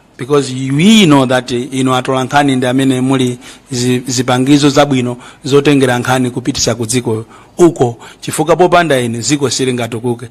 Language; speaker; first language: Nyanja; native; Nyanja